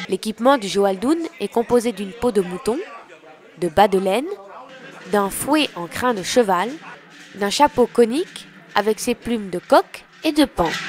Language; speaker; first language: French; native; French